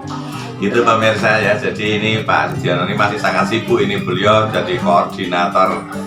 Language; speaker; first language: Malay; non-native, local second language; Javanese